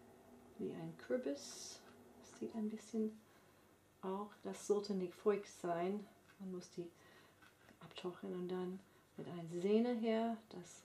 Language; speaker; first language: German; non-native, fluent; English